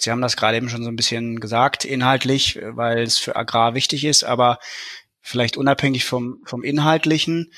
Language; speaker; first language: German; native; German